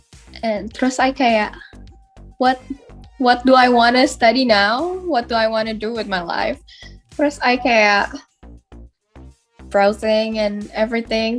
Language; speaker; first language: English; non-native, fluent; Indonesian